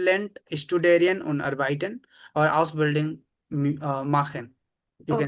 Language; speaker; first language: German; non-native, fluent; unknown